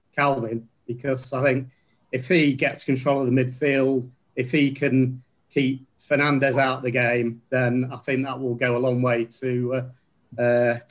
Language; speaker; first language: English; native; English